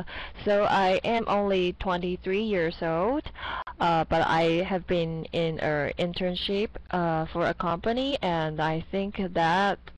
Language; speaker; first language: English; non-native, fluent; Chinese